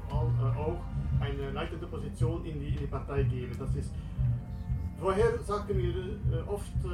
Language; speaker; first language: German; non-native, learner; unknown